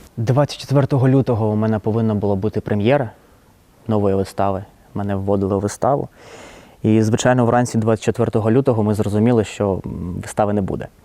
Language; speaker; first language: Ukrainian; non-native, local second language; Russian